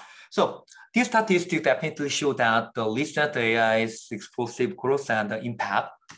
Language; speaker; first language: English; non-native, fluent; Korean